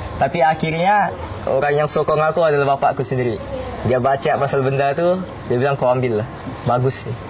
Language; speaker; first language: Malay; native; Malay